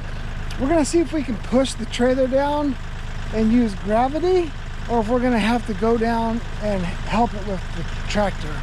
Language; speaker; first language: English; native; English